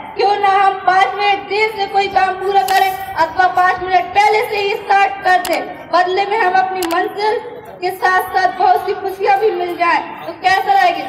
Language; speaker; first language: Hindi; native; Hindi